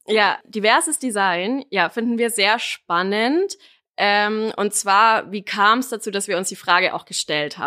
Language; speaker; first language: German; native; German